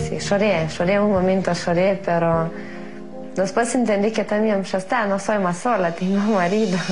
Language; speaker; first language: Spanish; non-native, learner; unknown